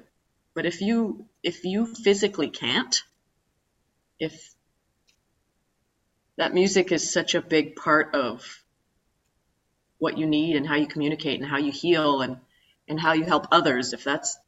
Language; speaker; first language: English; native; English